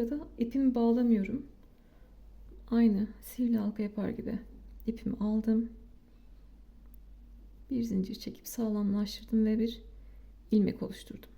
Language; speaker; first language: Turkish; native; Turkish